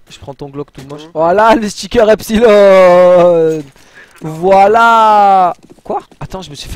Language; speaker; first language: French; native; French